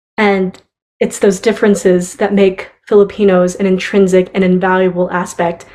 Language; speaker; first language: English; native; English